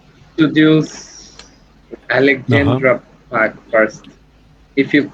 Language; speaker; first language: English; non-native, learner; Bangla